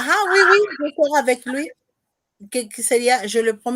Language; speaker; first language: French; non-native, fluent; Spanish